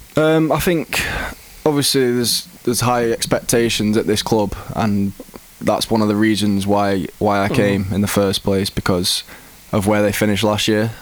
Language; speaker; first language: English; native; English